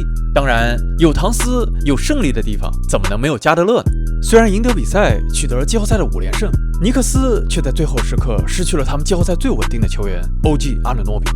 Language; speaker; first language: Chinese; native; Chinese